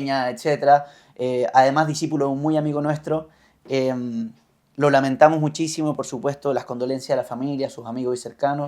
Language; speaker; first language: Spanish; native; Spanish